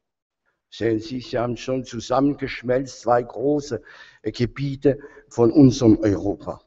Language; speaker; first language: German; non-native, fluent; French